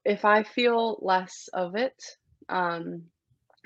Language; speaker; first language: English; native; English